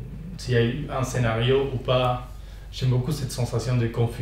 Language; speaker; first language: French; non-native, fluent; Spanish